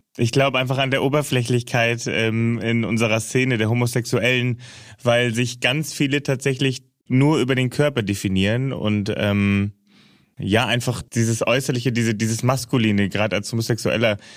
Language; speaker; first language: German; native; German